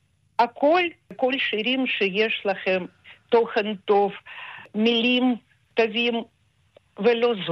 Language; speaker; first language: Hebrew; non-native, fluent; Russian